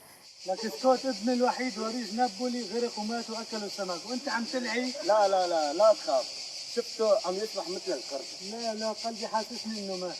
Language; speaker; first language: Arabic; native; Arabic